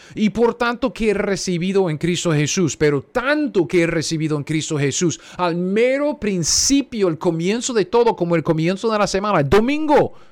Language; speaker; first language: Spanish; non-native, fluent; English